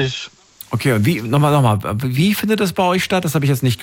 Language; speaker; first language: German; native; German